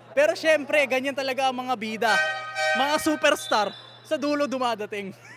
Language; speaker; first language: Filipino; non-native, learner; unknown